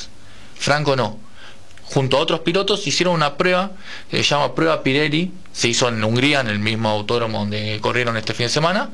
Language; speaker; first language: Spanish; native; Spanish